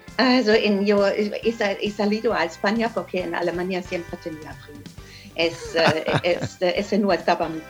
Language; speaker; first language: Spanish; non-native, learner; German